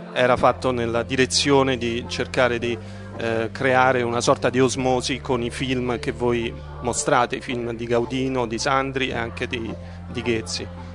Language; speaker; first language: Italian; native; Italian